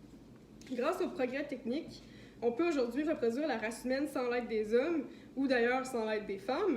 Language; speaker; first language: French; native; French